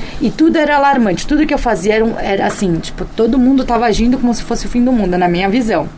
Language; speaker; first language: Portuguese; early bilingual, other home language; Korean